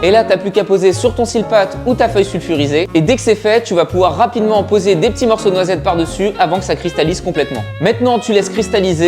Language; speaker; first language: French; native; French